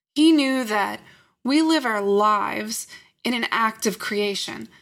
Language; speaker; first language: English; native; English